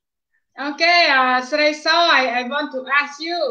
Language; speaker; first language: English; non-native, fluent; Khmer